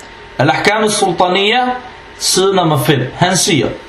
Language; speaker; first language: Danish; non-native, fluent; Arabic